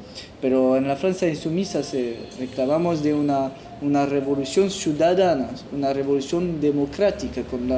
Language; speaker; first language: Spanish; non-native, fluent; French